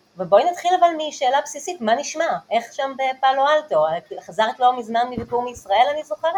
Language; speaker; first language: Hebrew; native; Hebrew